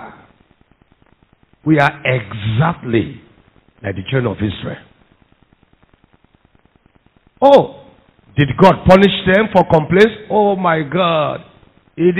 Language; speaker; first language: English; non-native, local second language; Yoruba